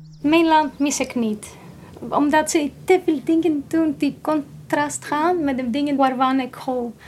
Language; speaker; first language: Dutch; non-native, learner; Greek